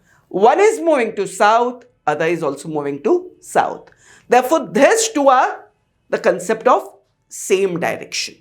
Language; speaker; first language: English; non-native, local second language; Hindi